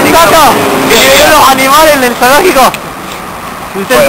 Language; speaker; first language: Spanish; native; Spanish